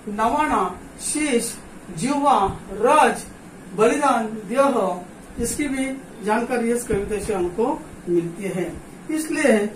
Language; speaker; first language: Hindi; non-native, local second language; Marathi